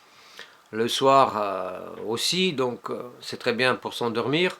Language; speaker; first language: French; non-native, fluent; Russian